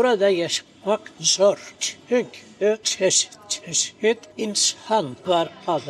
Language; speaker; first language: Turkish; non-native, local second language; Greek